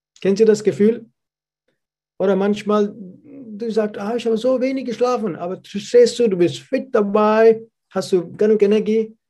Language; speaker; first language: German; non-native, learner; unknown